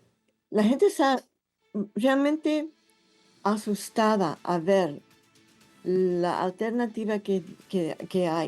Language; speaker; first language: Spanish; non-native, fluent; English